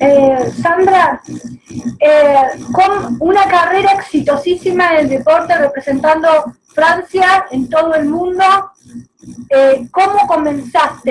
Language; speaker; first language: Spanish; native; Spanish